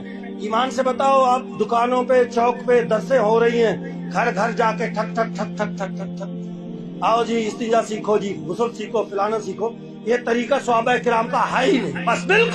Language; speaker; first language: Urdu; native; Urdu